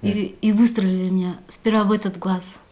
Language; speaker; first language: Russian; native; Russian